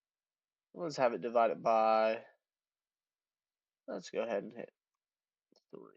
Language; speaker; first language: English; native; English